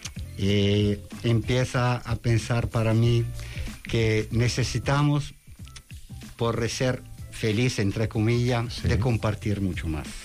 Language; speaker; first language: Spanish; non-native, fluent; Italian